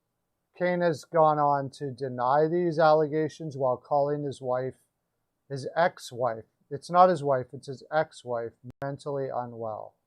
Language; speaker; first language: English; native; English